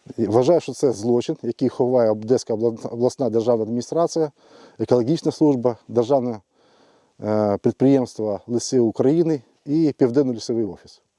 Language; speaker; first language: Ukrainian; non-native, local second language; Russian